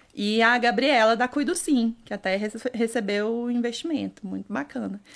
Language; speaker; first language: Portuguese; native; Portuguese